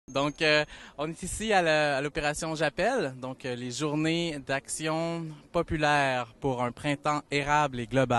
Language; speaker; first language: French; native; French